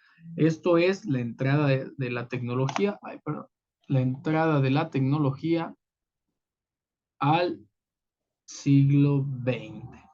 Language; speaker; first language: Spanish; native; Spanish